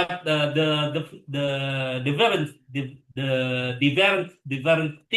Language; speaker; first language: English; non-native, learner; Indonesian